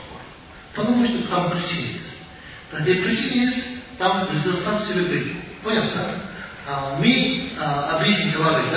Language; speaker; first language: Russian; non-native, learner; Tibetan